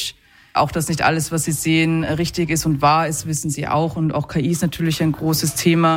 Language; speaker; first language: German; native; German